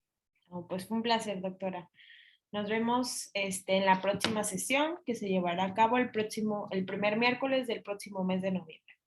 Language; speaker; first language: Spanish; native; Spanish